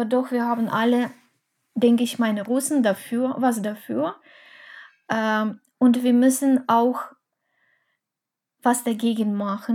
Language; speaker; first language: German; non-native, fluent; Russian